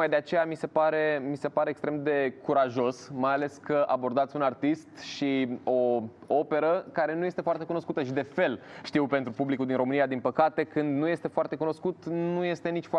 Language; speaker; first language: Romanian; native; Romanian